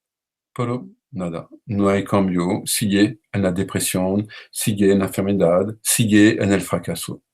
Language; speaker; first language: Spanish; non-native, learner; French